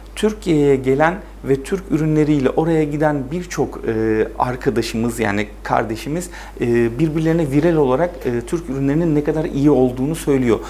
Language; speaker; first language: Turkish; native; Turkish